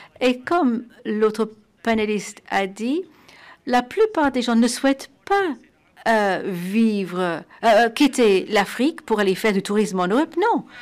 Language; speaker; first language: French; non-native, fluent; Portuguese